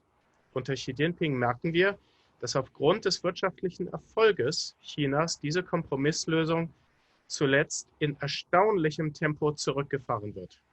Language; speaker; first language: German; native; German